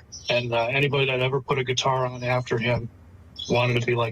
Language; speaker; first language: English; native; English